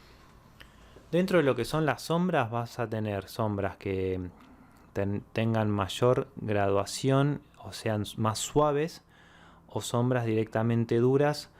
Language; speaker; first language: Spanish; native; Spanish